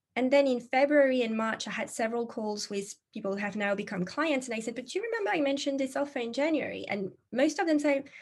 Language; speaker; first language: English; non-native, fluent; French